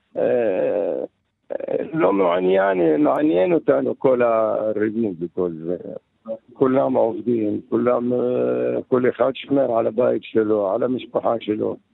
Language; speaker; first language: Hebrew; non-native, local second language; Arabic